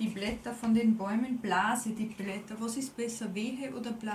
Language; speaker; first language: German; native; German